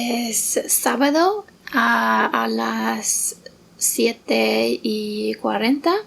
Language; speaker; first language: Spanish; non-native, learner; English